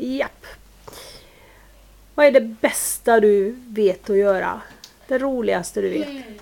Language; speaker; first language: Swedish; native; Swedish